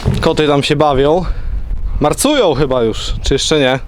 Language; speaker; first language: Polish; native; Polish